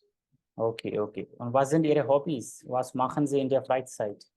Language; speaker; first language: German; non-native, fluent; Hindi